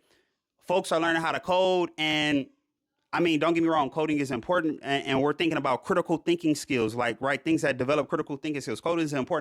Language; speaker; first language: English; native; English